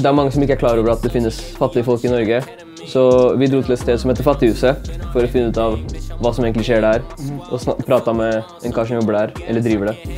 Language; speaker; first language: Norwegian; native; Norwegian